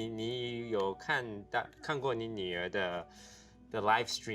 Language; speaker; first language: Chinese; early bilingual, heritage; Chinese